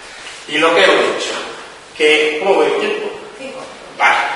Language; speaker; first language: Spanish; native; Spanish